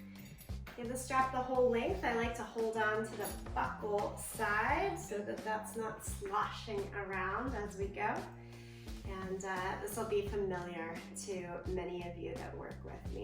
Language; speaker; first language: English; native; English